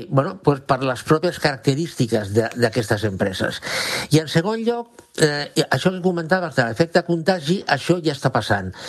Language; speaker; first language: Catalan; non-native, local second language; Spanish